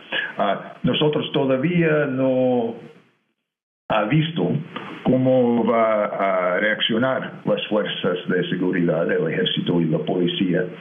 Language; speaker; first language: Spanish; non-native, fluent; English